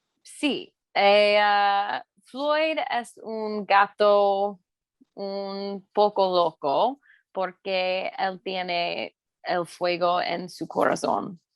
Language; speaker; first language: Spanish; non-native, learner; English